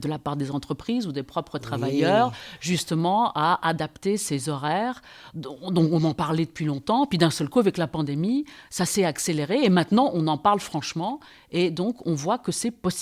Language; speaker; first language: French; native; French